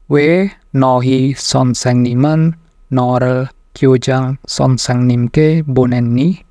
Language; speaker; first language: Korean; non-native, fluent; Indonesian